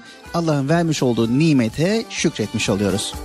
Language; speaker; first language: Turkish; native; Turkish